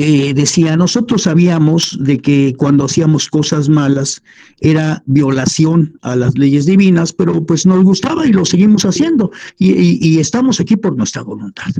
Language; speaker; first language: Spanish; native; Spanish